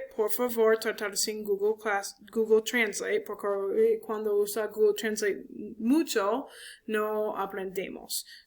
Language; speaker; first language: Spanish; non-native, learner; English